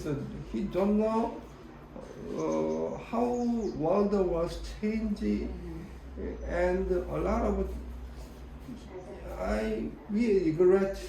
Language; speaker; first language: English; non-native, learner; Korean